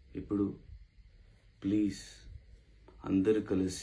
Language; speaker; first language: Telugu; non-native, learner; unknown